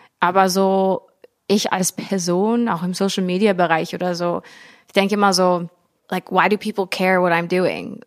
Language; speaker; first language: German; early bilingual, heritage; English